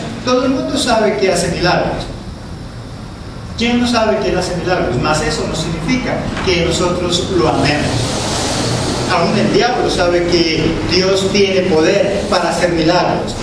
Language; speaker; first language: Spanish; native; Spanish